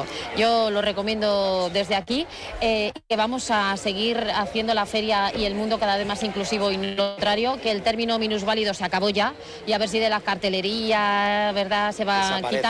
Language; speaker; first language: Spanish; native; Spanish